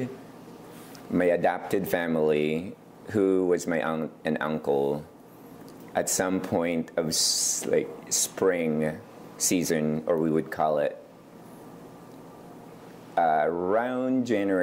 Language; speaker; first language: English; non-native, local second language; Iloko